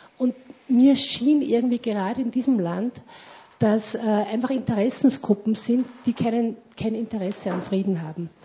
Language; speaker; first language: German; native; German